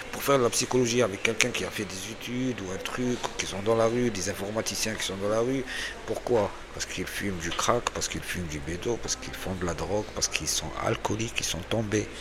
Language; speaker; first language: French; non-native, local second language; Arabic